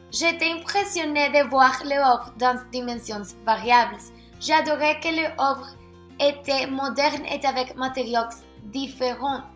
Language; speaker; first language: French; non-native, learner; Spanish